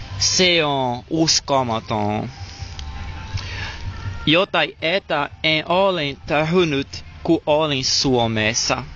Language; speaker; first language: Finnish; non-native, learner; Portuguese